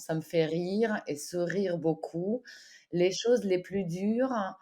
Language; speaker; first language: French; non-native, fluent; Ukrainian